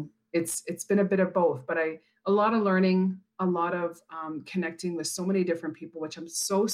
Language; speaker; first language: English; native; English